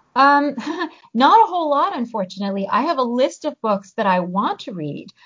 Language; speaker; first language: English; early bilingual, other home language; Hungarian